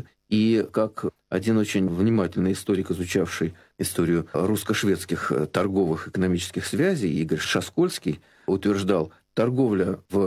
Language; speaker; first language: Russian; native; Russian